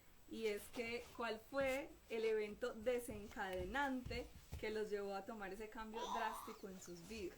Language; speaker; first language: Spanish; native; Spanish